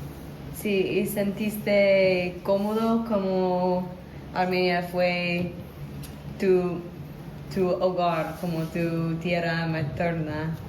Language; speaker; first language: Spanish; non-native, learner; English